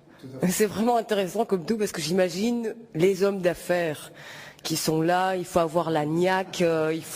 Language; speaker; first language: French; native; French